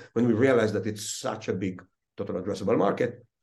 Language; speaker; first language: English; early bilingual, other home language; Hebrew